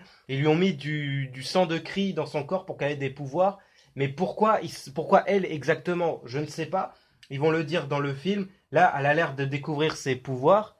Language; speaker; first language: French; native; French